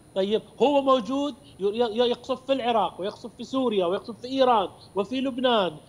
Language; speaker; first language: Arabic; native; Arabic